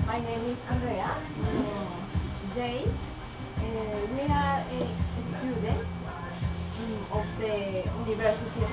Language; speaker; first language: English; non-native, learner; Spanish